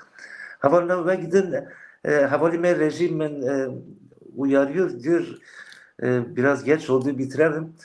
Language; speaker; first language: Turkish; non-native, local second language; Kurdish